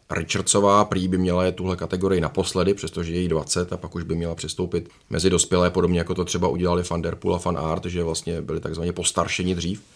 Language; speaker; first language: Czech; native; Czech